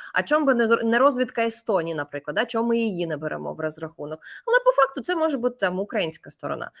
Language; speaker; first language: Ukrainian; native; Ukrainian